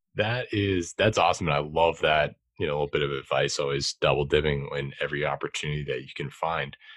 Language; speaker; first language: English; native; English